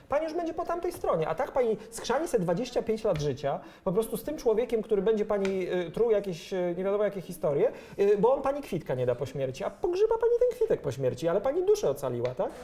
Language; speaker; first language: Polish; native; Polish